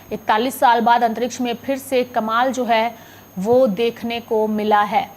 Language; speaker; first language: Hindi; native; Hindi